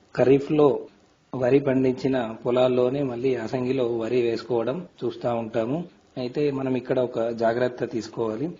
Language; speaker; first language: Telugu; native; Telugu